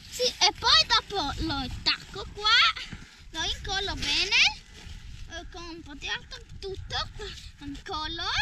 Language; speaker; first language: Italian; non-native, local second language; Ladin